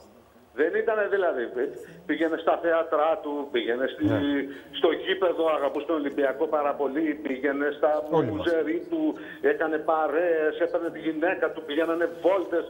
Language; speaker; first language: Greek; native; Greek